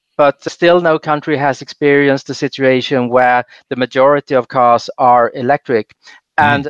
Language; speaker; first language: English; non-native, fluent; Swedish